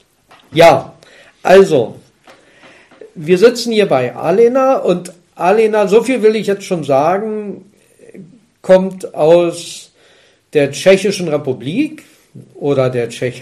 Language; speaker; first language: German; native; German